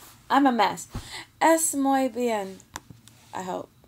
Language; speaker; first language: Spanish; non-native, learner; English